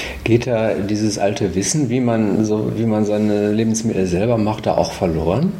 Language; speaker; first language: German; native; German